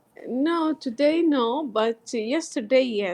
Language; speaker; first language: English; non-native, learner; Arabic